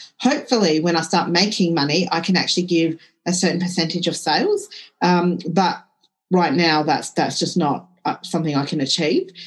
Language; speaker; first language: English; early bilingual, other home language; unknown